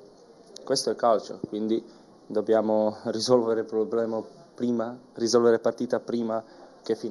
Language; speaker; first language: Italian; non-native, learner; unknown